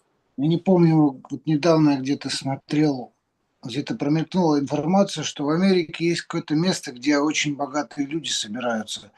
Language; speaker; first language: Russian; native; Russian